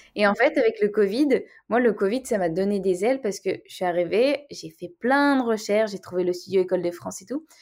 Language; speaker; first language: French; native; French